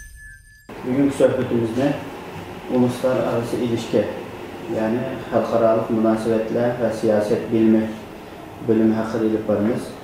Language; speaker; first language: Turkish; non-native, fluent; Uyghur